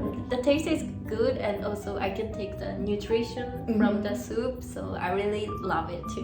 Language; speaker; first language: English; non-native, learner; Japanese